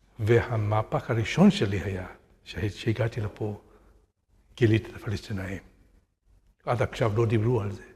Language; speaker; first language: Hebrew; non-native, fluent; Burmese